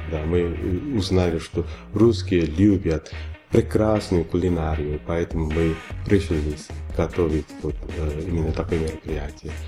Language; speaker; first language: Russian; non-native, fluent; Korean